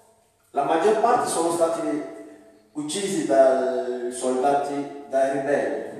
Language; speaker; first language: Italian; non-native, fluent; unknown